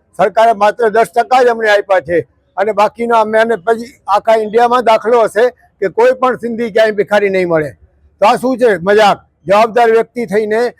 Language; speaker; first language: Gujarati; non-native, local second language; Sindhi